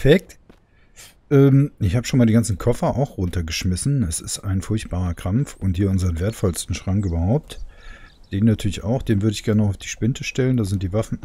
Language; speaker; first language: German; native; German